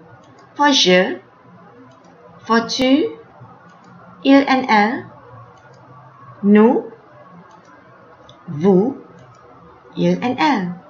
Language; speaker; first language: French; non-native, fluent; Malay